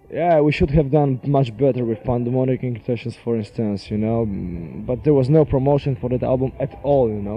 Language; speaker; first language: English; non-native, fluent; Polish